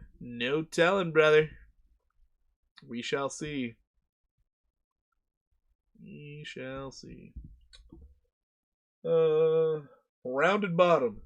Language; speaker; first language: English; native; English